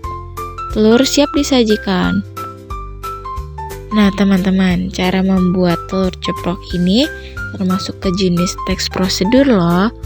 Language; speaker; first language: Indonesian; native; Indonesian